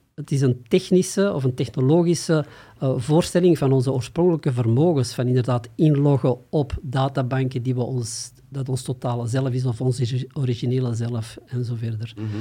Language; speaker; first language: Dutch; native; Dutch